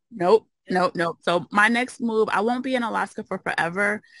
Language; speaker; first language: English; native; English